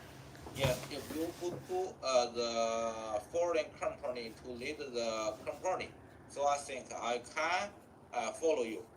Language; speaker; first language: English; non-native, learner; Chinese